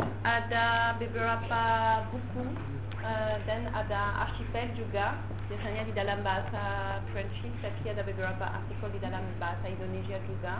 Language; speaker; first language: Indonesian; non-native, fluent; French